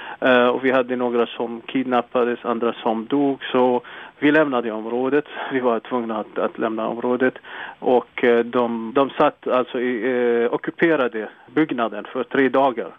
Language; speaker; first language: Swedish; non-native, fluent; Arabic